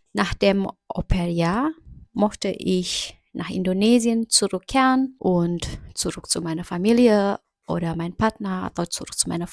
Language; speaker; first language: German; non-native, learner; Indonesian